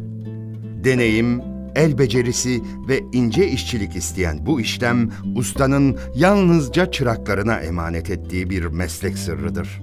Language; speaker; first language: Turkish; native; Turkish